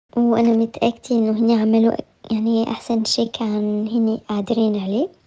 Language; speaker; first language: Arabic; early bilingual, heritage; French